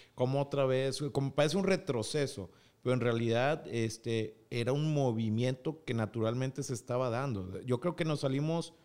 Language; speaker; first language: Spanish; native; Spanish